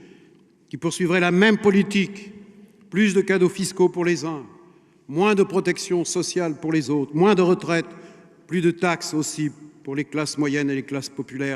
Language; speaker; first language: French; native; French